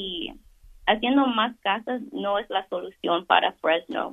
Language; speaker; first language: Spanish; early bilingual, heritage; Spanish